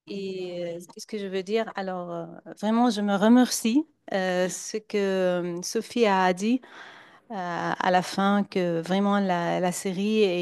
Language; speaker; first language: French; non-native, fluent; Arabic